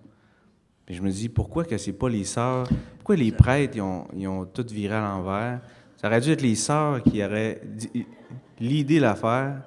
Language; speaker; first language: French; native; French